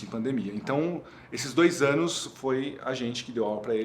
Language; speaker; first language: Portuguese; native; Portuguese